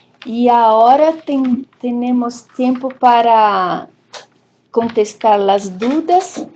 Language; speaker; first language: Spanish; non-native, fluent; Portuguese